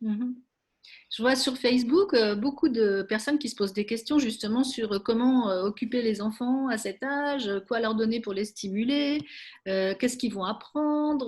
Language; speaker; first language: French; native; French